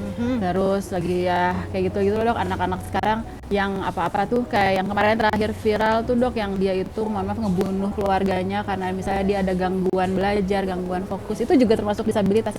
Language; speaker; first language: Indonesian; native; Indonesian